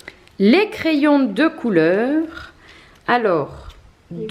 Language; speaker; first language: French; native; French